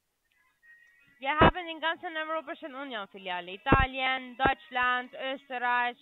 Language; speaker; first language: German; non-native, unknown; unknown